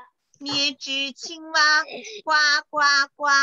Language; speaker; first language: Chinese; native; Chinese